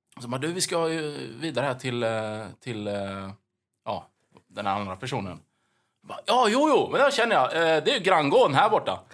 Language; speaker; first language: Swedish; native; Swedish